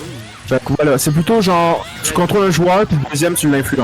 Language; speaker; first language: French; native; French